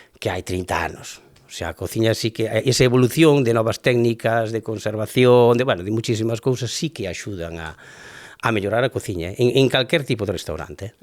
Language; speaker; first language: Galician; native; Galician